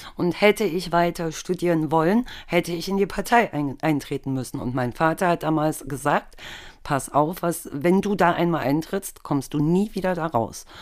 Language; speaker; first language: German; native; German